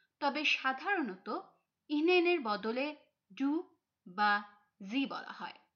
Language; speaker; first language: Bangla; native; Bangla